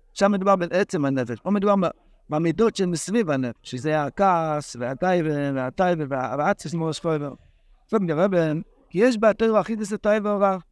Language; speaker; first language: Hebrew; non-native, fluent; English